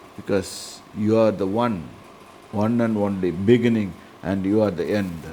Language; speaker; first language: English; non-native, local second language; Tamil